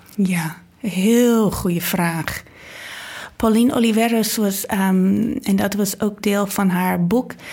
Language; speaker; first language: Dutch; non-native, fluent; English